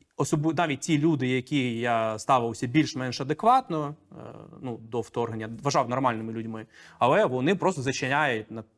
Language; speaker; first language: Ukrainian; non-native, local second language; Russian